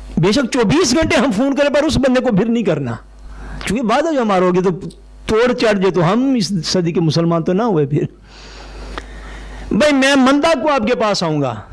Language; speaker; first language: Urdu; non-native, local second language; Punjabi